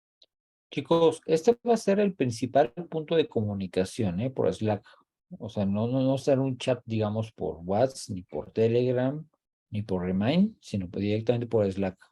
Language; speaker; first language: Spanish; native; Spanish